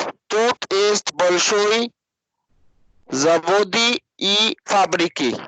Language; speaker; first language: Russian; non-native, learner; Hindi